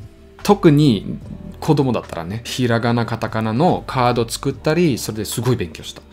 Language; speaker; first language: Japanese; non-native, learner; German